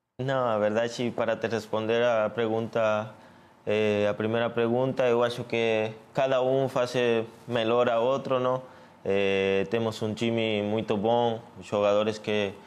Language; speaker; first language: Portuguese; non-native, learner; Spanish